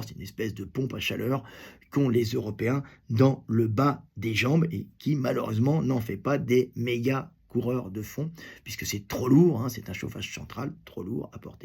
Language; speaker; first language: French; native; French